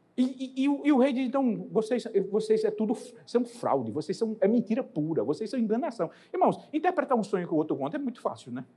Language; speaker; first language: Portuguese; native; Portuguese